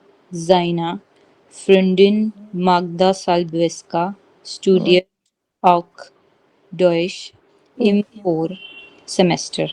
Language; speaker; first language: German; non-native, learner; Hindi